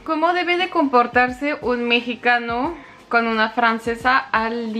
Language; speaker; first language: Spanish; non-native, fluent; French